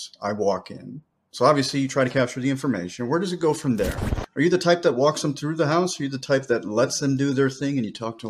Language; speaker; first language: English; native; English